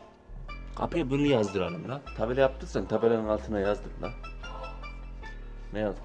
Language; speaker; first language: Turkish; native; Turkish